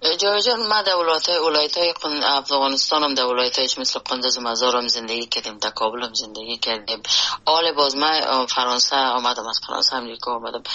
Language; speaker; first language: Persian; native; Persian